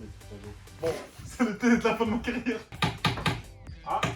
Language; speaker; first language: French; native; French